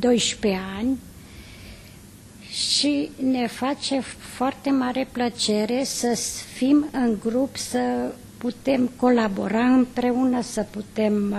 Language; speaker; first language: Romanian; non-native, local second language; Hungarian